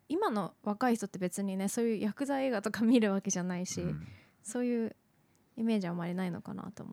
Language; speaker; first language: Japanese; native; Japanese